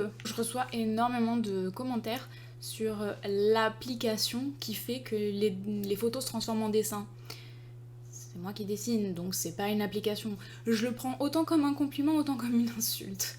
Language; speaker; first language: French; native; French